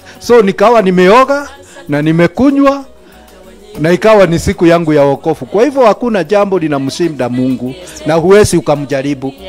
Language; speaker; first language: Swahili; native; Swahili